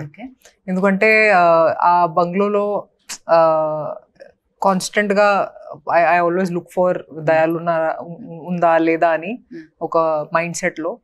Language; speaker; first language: Telugu; non-native, fluent; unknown